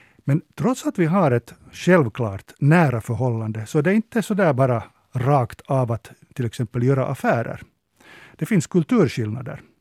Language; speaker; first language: Swedish; native; Swedish